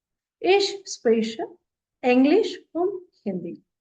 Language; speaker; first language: German; non-native, fluent; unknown